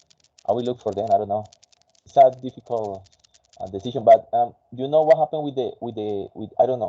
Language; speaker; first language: English; non-native, fluent; Spanish